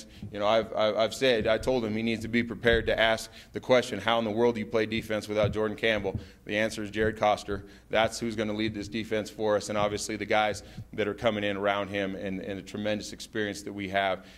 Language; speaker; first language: English; native; English